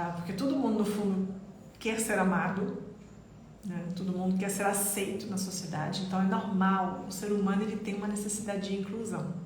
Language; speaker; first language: Portuguese; non-native, fluent; French